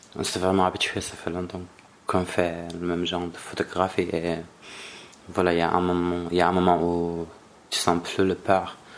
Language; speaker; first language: French; non-native, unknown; Arabic